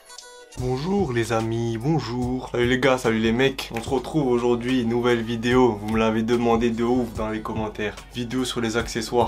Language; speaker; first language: French; native; French